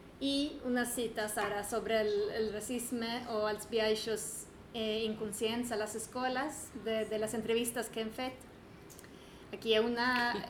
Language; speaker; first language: Catalan; non-native, fluent; Swedish